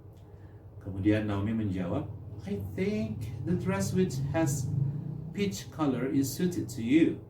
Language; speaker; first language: English; non-native, fluent; Indonesian